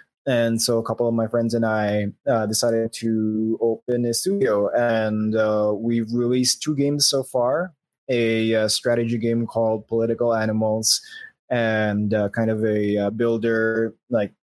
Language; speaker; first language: English; non-native, local second language; Filipino